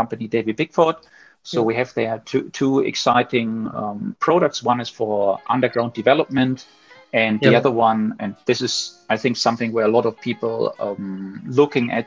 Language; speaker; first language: English; non-native, fluent; German